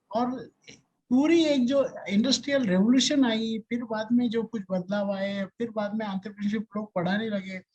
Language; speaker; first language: Hindi; non-native, local second language; Marathi